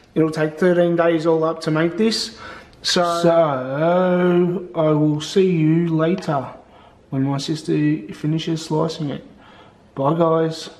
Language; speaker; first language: English; native; English